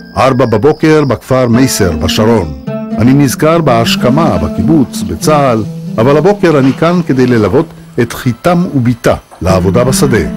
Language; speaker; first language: Hebrew; native; Hebrew